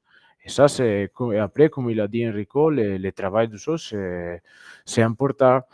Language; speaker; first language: French; non-native, fluent; Italian